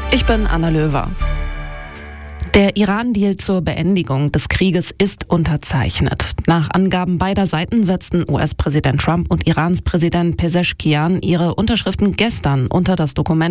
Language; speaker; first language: German; native; German